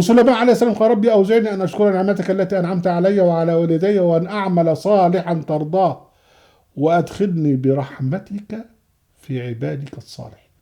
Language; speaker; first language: Arabic; native; Arabic